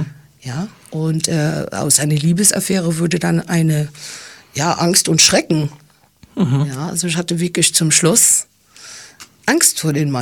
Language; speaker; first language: German; early bilingual, heritage; English